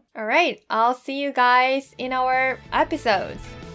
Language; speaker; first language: English; non-native, fluent; Korean